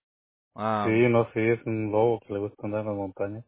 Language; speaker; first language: Spanish; native; Spanish